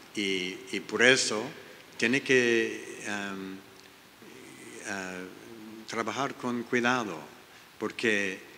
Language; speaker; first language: Spanish; non-native, learner; English